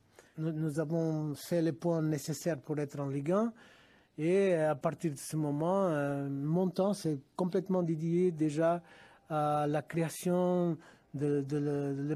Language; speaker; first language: French; non-native, fluent; Portuguese